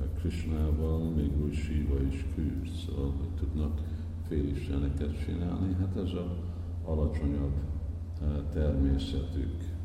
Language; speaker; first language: Hungarian; early bilingual, heritage; Hungarian